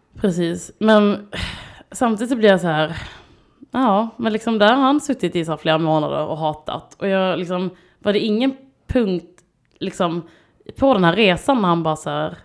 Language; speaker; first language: Swedish; native; Swedish